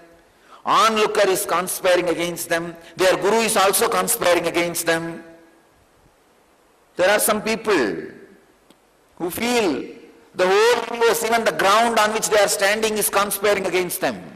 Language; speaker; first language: English; non-native, local second language; Tamil